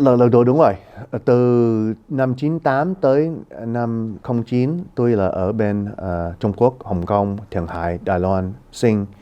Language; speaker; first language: Vietnamese; early bilingual, heritage; Vietnamese